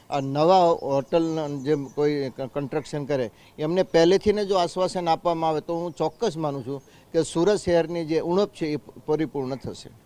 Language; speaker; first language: Gujarati; native; Gujarati